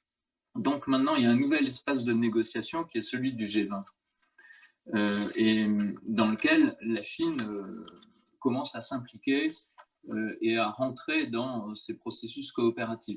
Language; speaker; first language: French; native; French